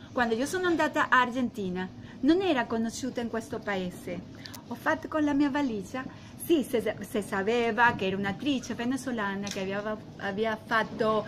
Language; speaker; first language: Italian; non-native, learner; Spanish